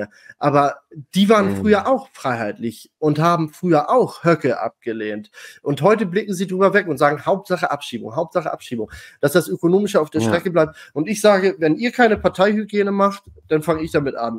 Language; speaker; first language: German; native; German